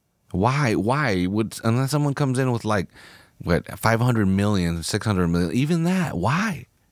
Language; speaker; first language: English; native; English